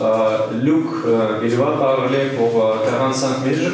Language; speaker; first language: French; non-native, fluent; Russian